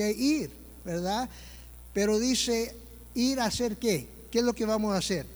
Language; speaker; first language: Spanish; early bilingual, heritage; Spanish